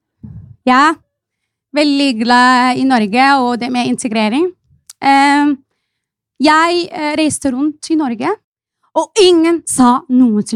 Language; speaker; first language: Norwegian; non-native, fluent; Arabic